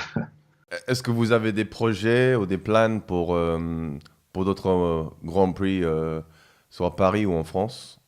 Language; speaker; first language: French; non-native, fluent; English